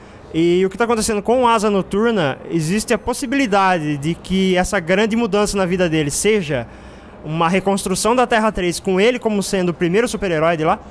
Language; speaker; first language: Portuguese; native; Portuguese